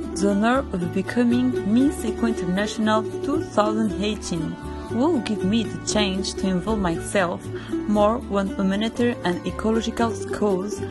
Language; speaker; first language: English; non-native, fluent; Portuguese